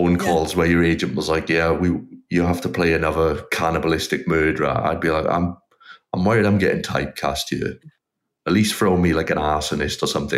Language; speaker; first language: English; native; English